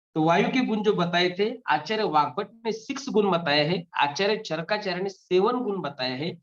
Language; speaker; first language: Hindi; non-native, local second language; Marathi